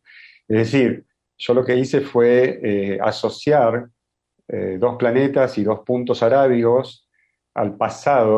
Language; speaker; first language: Spanish; native; Spanish